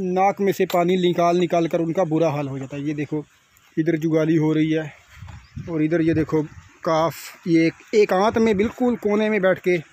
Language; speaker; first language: Hindi; non-native, local second language; Punjabi